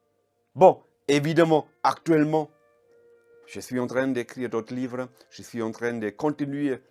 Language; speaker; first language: French; non-native, fluent; German